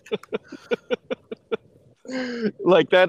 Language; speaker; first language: English; native; English